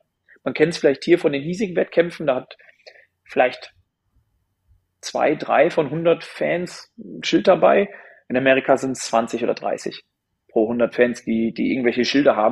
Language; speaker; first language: German; native; German